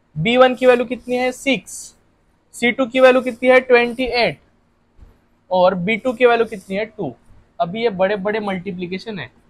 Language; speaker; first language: Hindi; non-native, local second language; Marathi